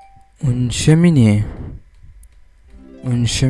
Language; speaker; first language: French; non-native, learner; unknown